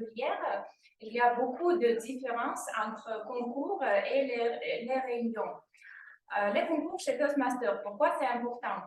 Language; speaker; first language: French; non-native, fluent; Russian